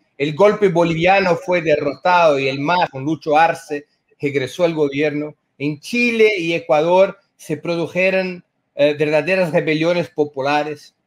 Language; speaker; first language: Spanish; non-native, fluent; Portuguese